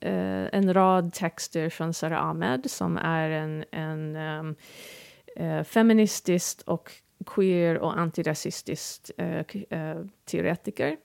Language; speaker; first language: Swedish; non-native, fluent; English